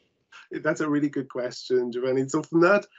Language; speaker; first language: English; native; English